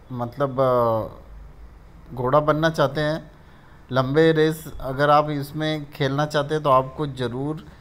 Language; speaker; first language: Hindi; native; Hindi